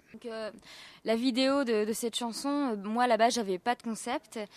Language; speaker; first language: French; native; French